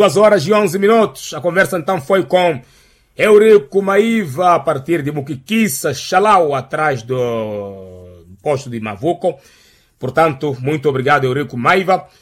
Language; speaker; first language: Portuguese; non-native, local second language; Makhuwa